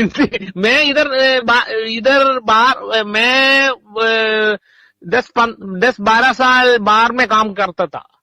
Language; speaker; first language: Hindi; non-native, local second language; Malayalam